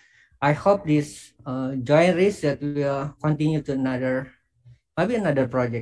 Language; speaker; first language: English; non-native, learner; Indonesian